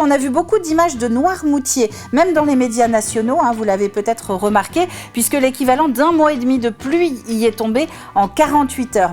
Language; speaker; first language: French; native; French